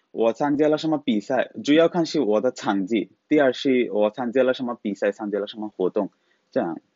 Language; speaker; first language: Chinese; non-native, fluent; Bangla